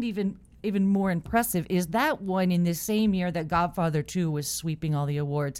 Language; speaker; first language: English; native; English